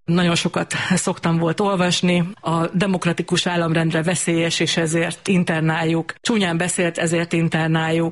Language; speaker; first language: Hungarian; native; Hungarian